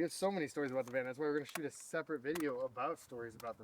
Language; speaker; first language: English; native; English